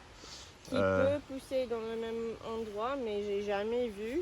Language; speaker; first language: French; non-native, learner; English